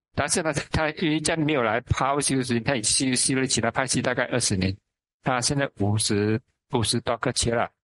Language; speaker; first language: Chinese; non-native, local second language; Min Nan Chinese